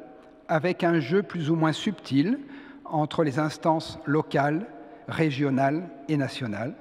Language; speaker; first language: French; native; French